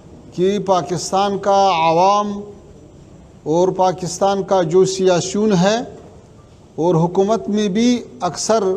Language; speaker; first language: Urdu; non-native, fluent; Pashto